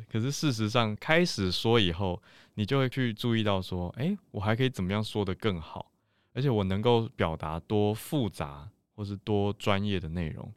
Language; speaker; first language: Chinese; native; Chinese